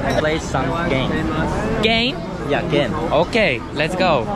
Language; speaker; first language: English; non-native, learner; Korean